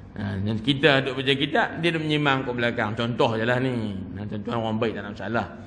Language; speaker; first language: Malay; native; Malay